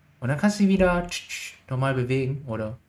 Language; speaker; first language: German; non-native, learner; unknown